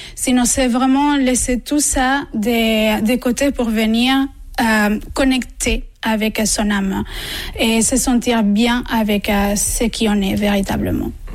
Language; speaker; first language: French; non-native, fluent; Spanish